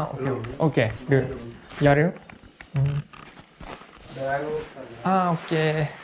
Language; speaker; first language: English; non-native, learner; Japanese